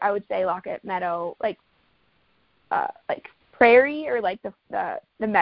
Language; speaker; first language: English; native; English